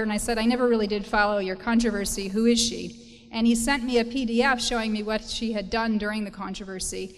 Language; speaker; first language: English; native; English